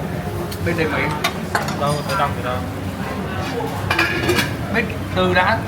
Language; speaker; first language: Vietnamese; non-native, learner; Chinese